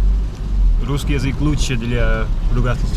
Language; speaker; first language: Russian; non-native, learner; English